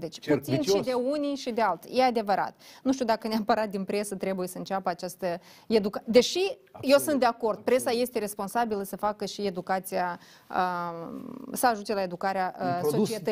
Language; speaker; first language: Romanian; native; Romanian